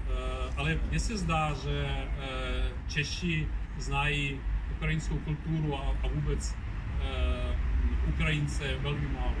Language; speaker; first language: Czech; non-native, fluent; Ukrainian